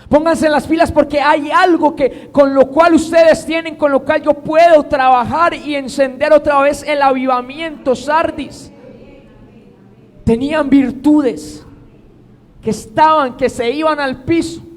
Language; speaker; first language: Spanish; native; Spanish